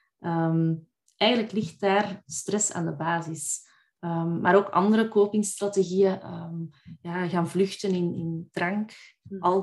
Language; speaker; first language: Dutch; native; Dutch